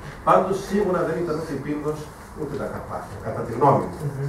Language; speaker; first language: Greek; non-native, fluent; German